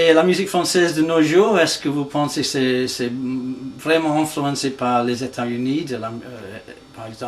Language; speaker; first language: French; non-native, fluent; English